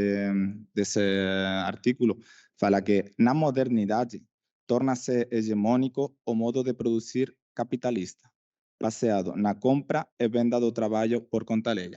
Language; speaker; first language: Portuguese; non-native, fluent; Spanish